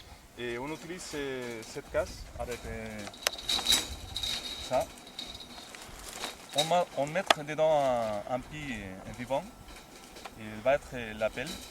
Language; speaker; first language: French; non-native, fluent; Spanish